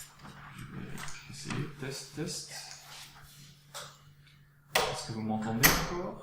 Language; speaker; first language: French; non-native, local second language; Dutch